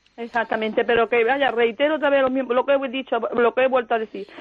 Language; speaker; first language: Spanish; native; Spanish